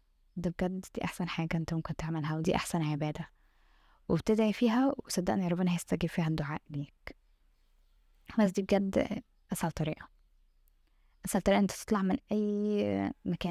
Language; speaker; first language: Arabic; native; Arabic